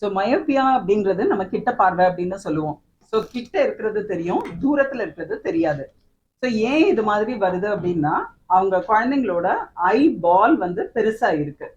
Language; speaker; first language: Tamil; native; Tamil